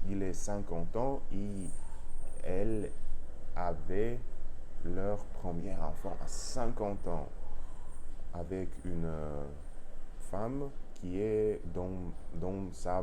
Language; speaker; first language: French; non-native, learner; Russian